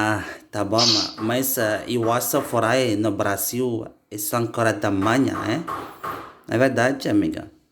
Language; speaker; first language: Portuguese; non-native, learner; Indonesian